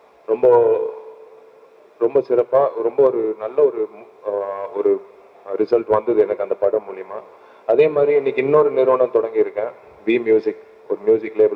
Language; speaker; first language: Tamil; native; Tamil